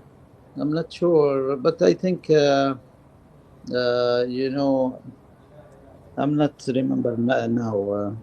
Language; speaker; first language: English; non-native, learner; Arabic